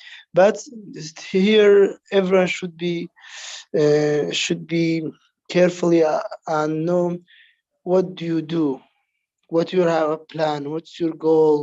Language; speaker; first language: English; non-native, learner; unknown